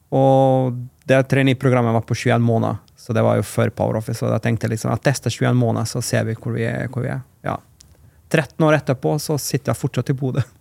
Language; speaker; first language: Norwegian; non-native, fluent; Macedonian